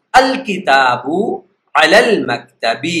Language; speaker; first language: Arabic; non-native, fluent; Urdu